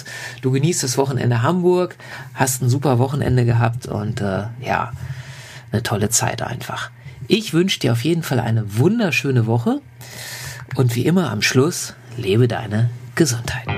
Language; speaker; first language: German; native; German